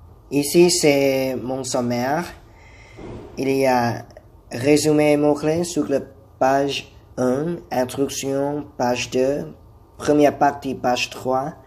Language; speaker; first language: French; non-native, learner; Thai